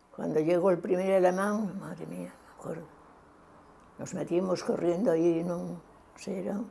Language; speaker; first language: Spanish; native; Spanish